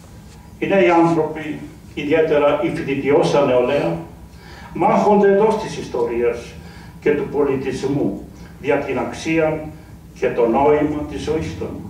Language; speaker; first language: Greek; native; Greek